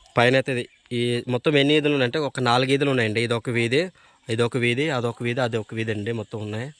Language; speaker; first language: Telugu; non-native, local second language; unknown